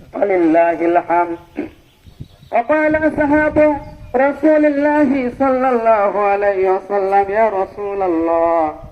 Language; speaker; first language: Arabic; non-native, fluent; Bangla